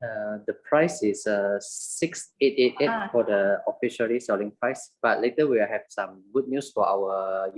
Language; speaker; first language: English; non-native, local second language; Malay